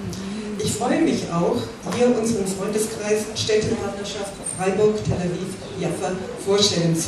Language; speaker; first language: German; native; German